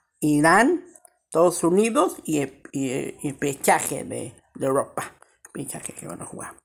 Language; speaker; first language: Spanish; early bilingual, heritage; Spanish